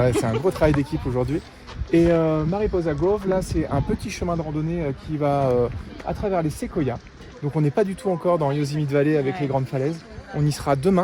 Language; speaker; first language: French; native; French